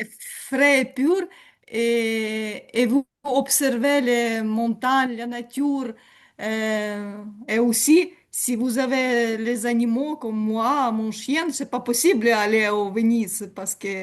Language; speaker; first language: French; non-native, learner; Ukrainian